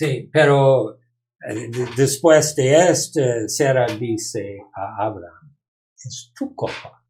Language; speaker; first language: Spanish; non-native, learner; English